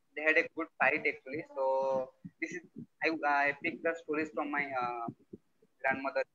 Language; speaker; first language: English; non-native, local second language; Odia